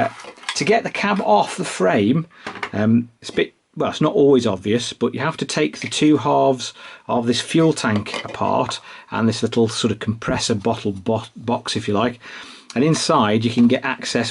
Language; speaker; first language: English; native; English